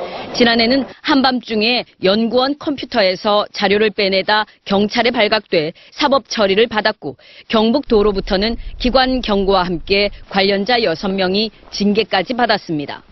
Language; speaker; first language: Korean; native; Korean